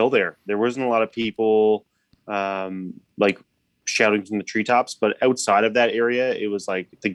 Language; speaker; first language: English; native; English